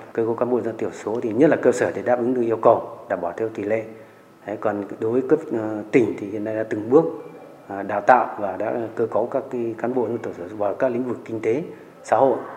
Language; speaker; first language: Vietnamese; non-native, local second language; Hmong